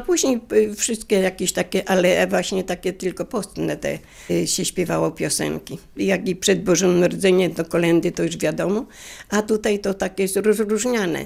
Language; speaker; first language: Polish; native; Polish